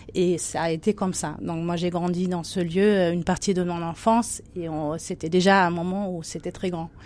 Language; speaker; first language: French; non-native, fluent; German